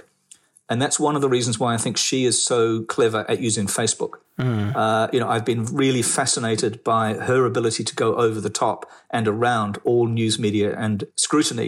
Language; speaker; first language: English; native; English